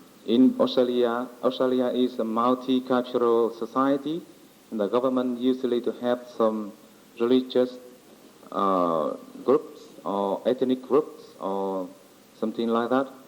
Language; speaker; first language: English; non-native, learner; Vietnamese